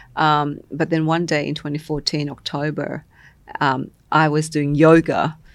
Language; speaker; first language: English; non-native, local second language; Vietnamese